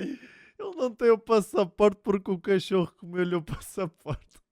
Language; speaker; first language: Portuguese; native; Portuguese